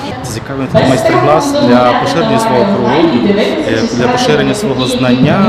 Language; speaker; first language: Ukrainian; native; Ukrainian